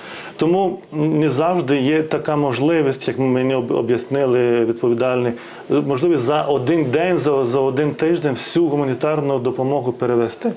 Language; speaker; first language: Ukrainian; non-native, fluent; Lithuanian